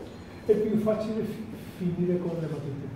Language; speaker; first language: Italian; non-native, fluent; Spanish